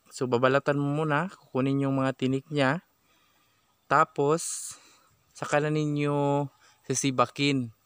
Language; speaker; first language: Filipino; native; Filipino